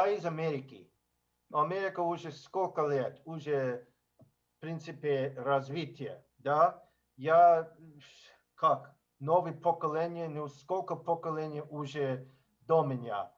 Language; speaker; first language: Russian; non-native, learner; English